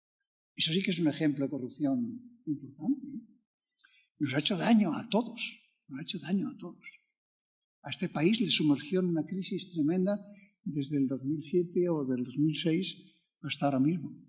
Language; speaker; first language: Spanish; native; Spanish